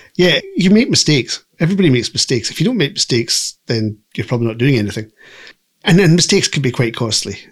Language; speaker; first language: English; native; English